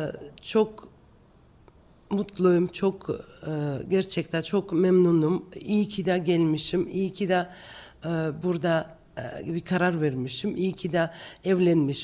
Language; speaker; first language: Turkish; non-native, fluent; Georgian